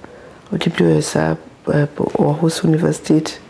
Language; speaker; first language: Danish; non-native, local second language; Masai